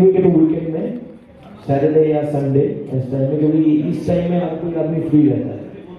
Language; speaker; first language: Hindi; non-native, local second language; Bangla